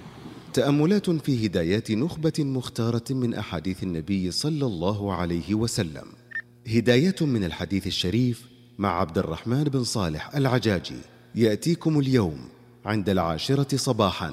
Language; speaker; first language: Arabic; native; Arabic